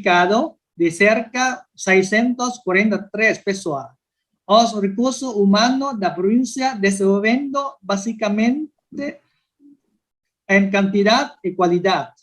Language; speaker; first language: Portuguese; non-native, learner; Vietnamese